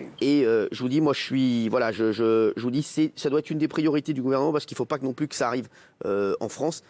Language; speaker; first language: French; native; French